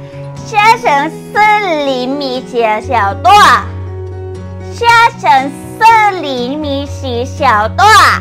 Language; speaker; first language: Chinese; non-native, learner; Thai